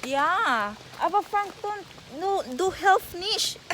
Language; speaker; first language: German; non-native, learner; Filipino